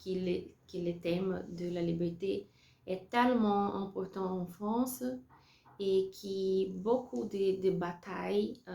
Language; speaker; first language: French; non-native, learner; Portuguese